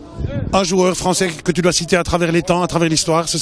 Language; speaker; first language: French; native; French